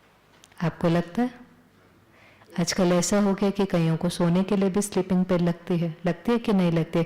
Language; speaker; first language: Hindi; native; Hindi